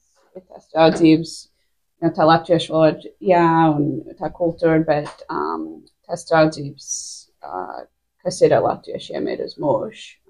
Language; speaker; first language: Latvian; early bilingual, heritage; Latvian